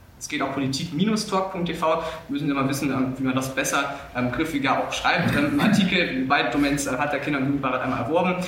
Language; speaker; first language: German; native; German